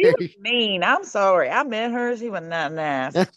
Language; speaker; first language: English; native; English